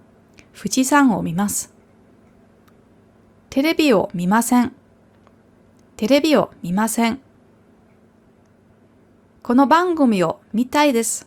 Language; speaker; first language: Japanese; non-native, fluent; German